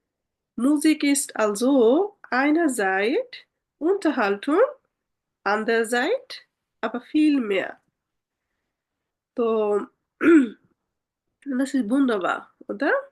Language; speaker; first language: German; non-native, fluent; Bangla